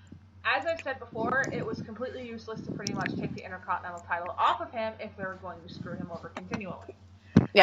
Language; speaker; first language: English; native; English